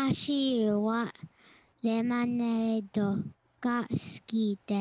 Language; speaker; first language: Japanese; non-native, learner; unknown